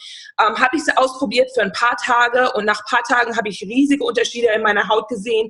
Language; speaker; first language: German; non-native, fluent; English